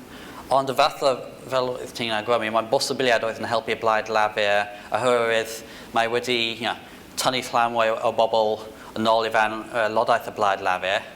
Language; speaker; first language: Welsh; non-native, fluent; English